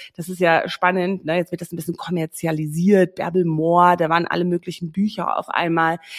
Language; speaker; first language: German; non-native, fluent; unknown